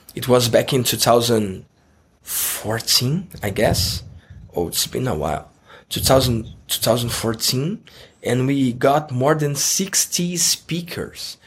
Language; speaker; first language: English; non-native, fluent; Portuguese